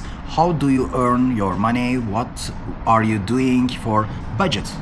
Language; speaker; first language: English; non-native, learner; Turkish